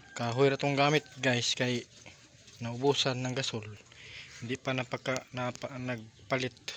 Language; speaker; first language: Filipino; non-native, local second language; Cebuano